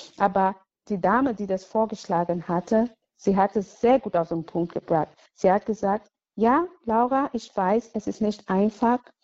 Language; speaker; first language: German; non-native, fluent; English